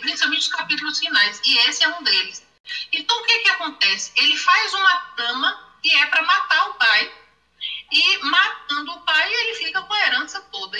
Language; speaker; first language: Portuguese; native; Portuguese